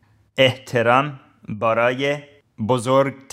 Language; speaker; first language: Persian; non-native, learner; English